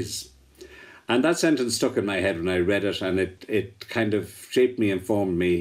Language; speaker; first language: English; native; English